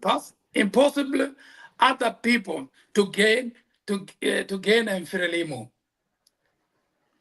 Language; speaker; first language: English; non-native, local second language; Portuguese